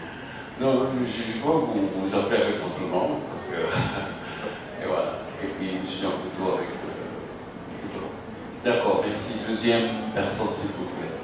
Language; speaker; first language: French; non-native, fluent; Indonesian